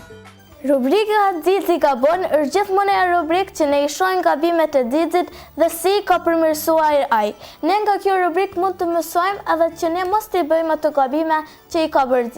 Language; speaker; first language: Albanian; native; Albanian